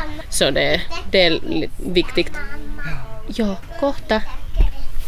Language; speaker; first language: Swedish; non-native, local second language; Finnish